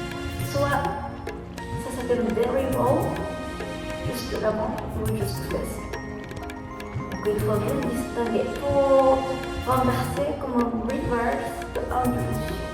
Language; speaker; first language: French; non-native, learner; Japanese